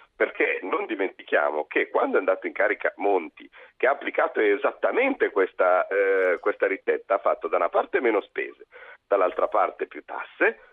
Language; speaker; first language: Italian; native; Italian